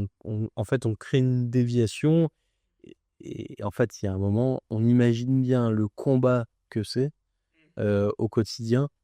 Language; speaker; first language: French; native; French